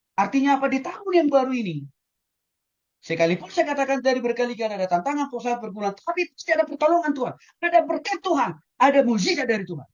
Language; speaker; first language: Indonesian; non-native, local second language; Batak Toba